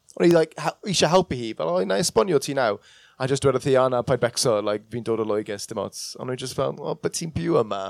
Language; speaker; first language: Welsh; non-native, local second language; English